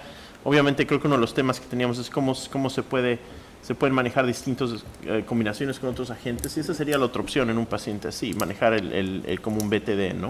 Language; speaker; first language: Spanish; native; Spanish